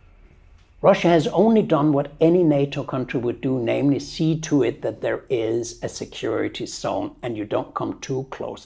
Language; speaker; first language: English; non-native, fluent; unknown